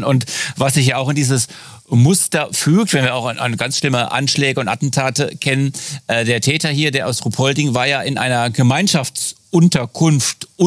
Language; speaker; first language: German; native; German